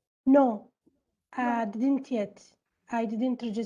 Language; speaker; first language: English; non-native, learner; Arabic